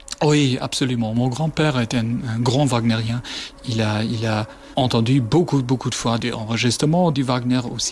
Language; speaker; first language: French; non-native, fluent; German